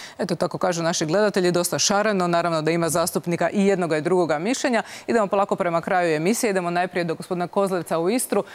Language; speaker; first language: Croatian; native; Croatian